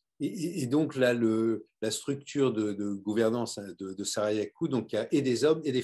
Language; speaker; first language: French; native; French